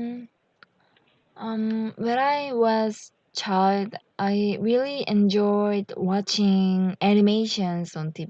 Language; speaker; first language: English; non-native, learner; Korean